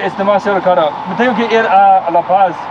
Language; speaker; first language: Spanish; non-native, learner; English